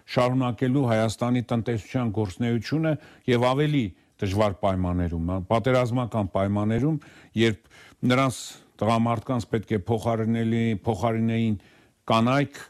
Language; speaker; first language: Armenian; native; Armenian